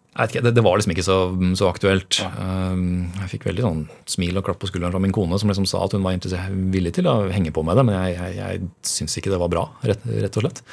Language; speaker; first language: Norwegian; native; Norwegian